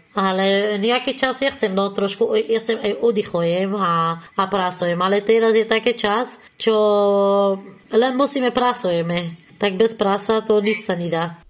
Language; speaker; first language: Slovak; non-native, learner; Persian